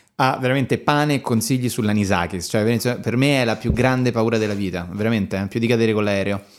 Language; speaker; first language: Italian; native; Italian